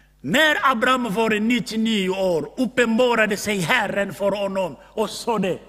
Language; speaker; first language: Swedish; non-native, fluent; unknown